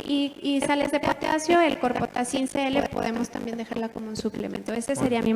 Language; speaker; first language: Spanish; native; Spanish